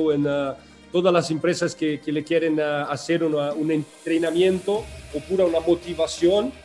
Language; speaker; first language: Spanish; non-native, learner; Portuguese